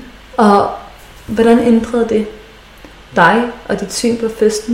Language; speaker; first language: Danish; native; Danish